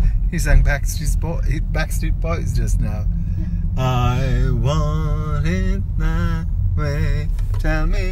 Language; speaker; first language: English; non-native, fluent; Swedish